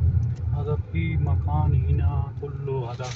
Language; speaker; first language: Arabic; non-native, learner; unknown